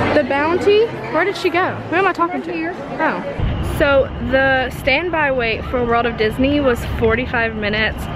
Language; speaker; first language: English; native; English